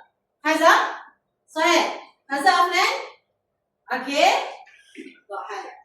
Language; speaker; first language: Arabic; non-native, learner; Malay